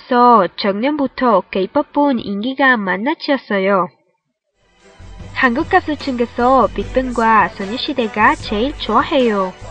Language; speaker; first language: Korean; non-native, learner; Spanish